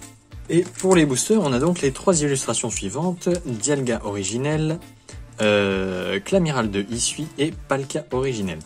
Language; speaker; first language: French; native; French